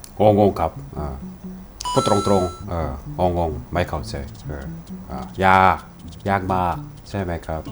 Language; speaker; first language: Thai; non-native, learner; Korean